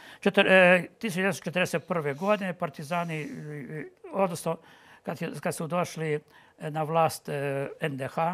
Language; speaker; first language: Bosnian; non-native, local second language; Ukrainian